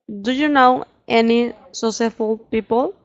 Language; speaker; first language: English; non-native, learner; Spanish